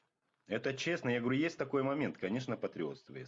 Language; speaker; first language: Russian; native; Russian